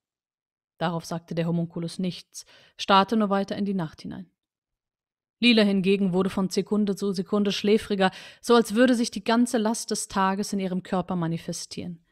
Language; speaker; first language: German; native; German